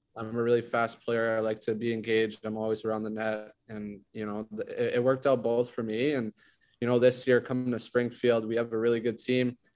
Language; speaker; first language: English; non-native, fluent; French